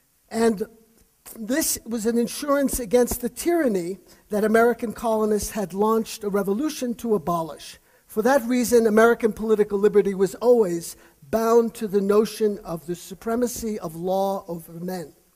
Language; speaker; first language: English; native; English